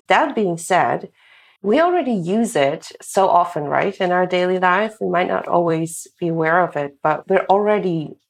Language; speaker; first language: English; non-native, fluent; Dutch